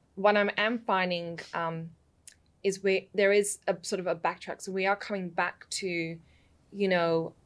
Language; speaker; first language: English; native; English